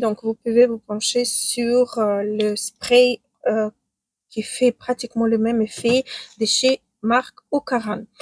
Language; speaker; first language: French; non-native, fluent; Ukrainian